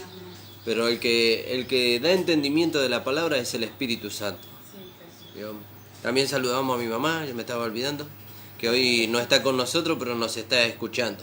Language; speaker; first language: Spanish; native; Spanish